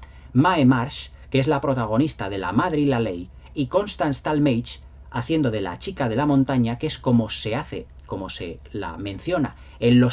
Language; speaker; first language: Spanish; native; Spanish